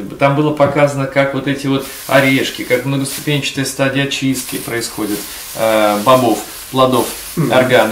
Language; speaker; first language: Russian; native; Russian